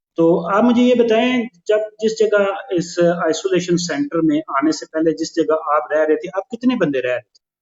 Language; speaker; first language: Urdu; non-native, local second language; Punjabi